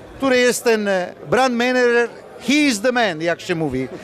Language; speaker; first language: Polish; non-native, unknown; Italian